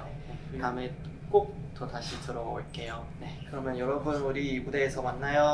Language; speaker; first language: Korean; non-native, fluent; Chinese